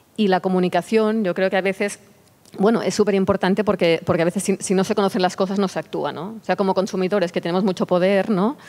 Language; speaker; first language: Spanish; non-native, local second language; Catalan